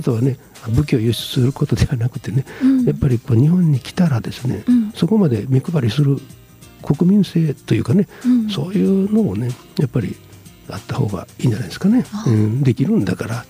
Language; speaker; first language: Japanese; native; Japanese